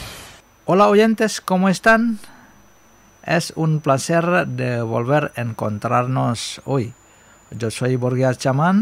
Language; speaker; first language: Spanish; non-native, fluent; Indonesian